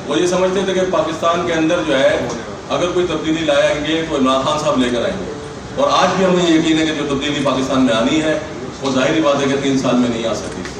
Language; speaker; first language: Urdu; native; Urdu